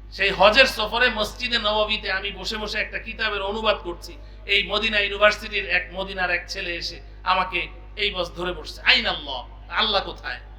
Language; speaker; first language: Bangla; native; Bangla